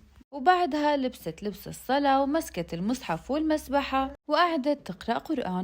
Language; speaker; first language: Arabic; native; Arabic